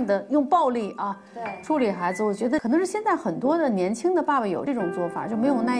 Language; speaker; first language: Chinese; native; Chinese